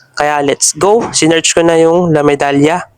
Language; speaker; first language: Filipino; native; Filipino